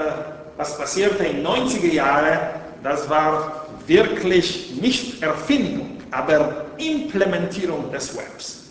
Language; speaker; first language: German; non-native, fluent; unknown